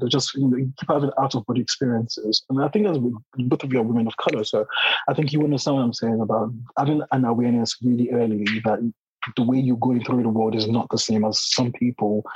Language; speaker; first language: English; non-native, local second language; Yoruba